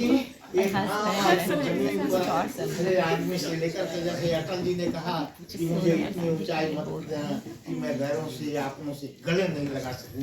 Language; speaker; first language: Hindi; native; Hindi